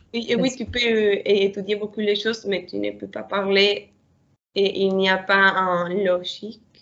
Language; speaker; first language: French; non-native, learner; Spanish